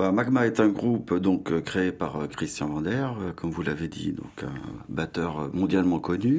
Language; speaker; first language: French; native; French